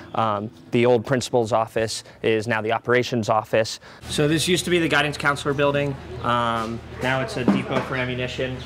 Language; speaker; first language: English; native; English